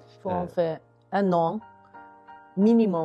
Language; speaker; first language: French; non-native, learner; Chinese